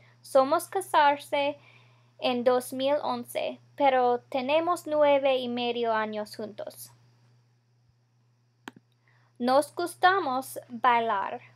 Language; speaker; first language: Spanish; non-native, learner; English